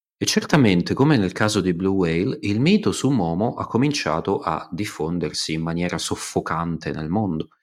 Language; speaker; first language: Italian; non-native, fluent; Russian